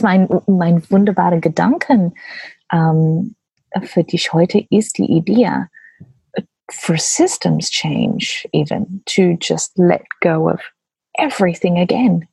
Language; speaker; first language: German; non-native, learner; English